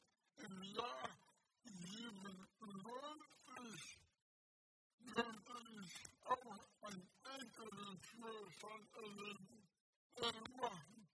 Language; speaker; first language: German; non-native, learner; Russian